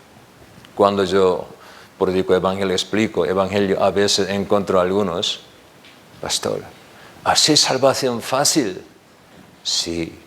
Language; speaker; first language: Spanish; non-native, learner; Korean